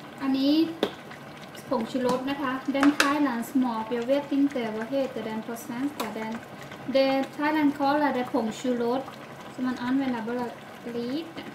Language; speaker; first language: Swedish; non-native, learner; Thai